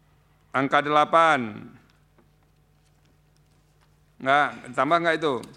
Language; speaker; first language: Indonesian; native; Indonesian